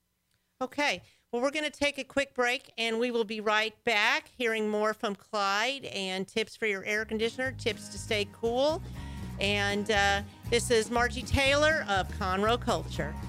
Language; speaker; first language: English; native; English